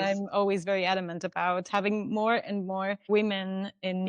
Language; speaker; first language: English; non-native, fluent; German